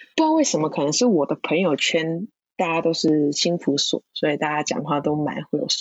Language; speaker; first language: Chinese; non-native, local second language; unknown